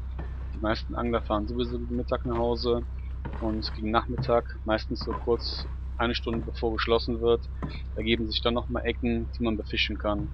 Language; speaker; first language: German; native; German